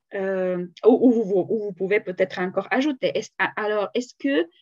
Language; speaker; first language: French; non-native, fluent; Slovak